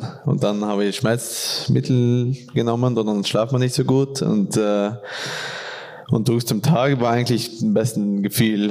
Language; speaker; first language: German; non-native, fluent; Norwegian